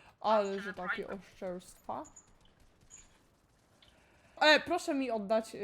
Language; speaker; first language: Polish; native; Polish